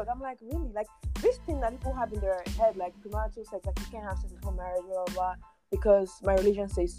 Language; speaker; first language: English; non-native, local second language; Yoruba